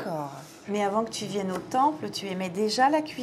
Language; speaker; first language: French; native; French